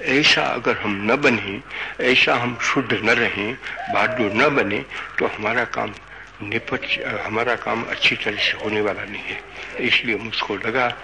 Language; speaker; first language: Hindi; non-native, local second language; Gujarati